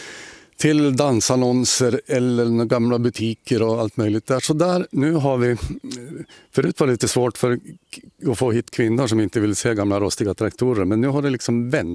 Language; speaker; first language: Swedish; native; Swedish